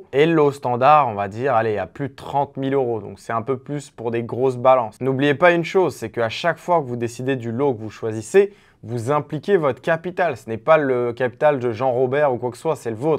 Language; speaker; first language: French; native; French